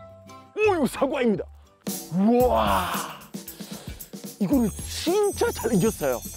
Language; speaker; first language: Korean; non-native, fluent; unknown